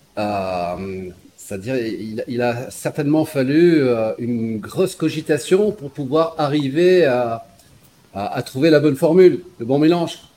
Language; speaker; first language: French; non-native, local second language; Arabic